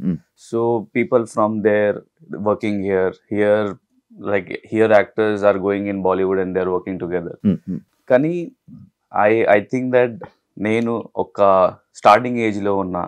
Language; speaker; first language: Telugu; non-native, local second language; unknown